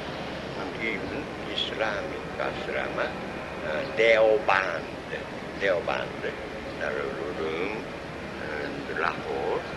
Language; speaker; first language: English; non-native, learner; Japanese